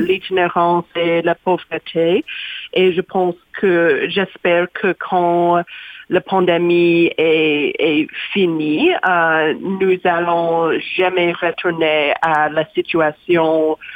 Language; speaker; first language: French; non-native, learner; English